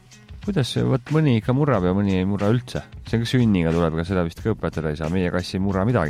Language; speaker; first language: Estonian; native; Estonian